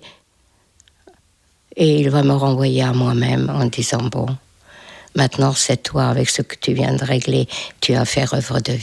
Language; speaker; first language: French; non-native, fluent; Hungarian